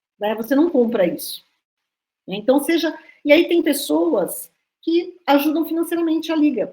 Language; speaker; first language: Portuguese; native; Portuguese